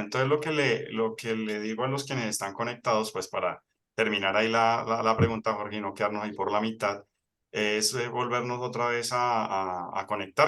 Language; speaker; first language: Spanish; native; Spanish